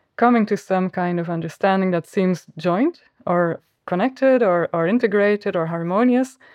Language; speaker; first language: English; non-native, fluent; Dutch